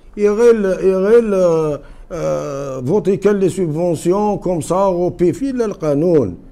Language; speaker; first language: French; non-native, local second language; Kabyle